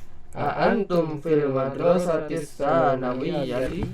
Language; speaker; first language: Arabic; non-native, learner; Indonesian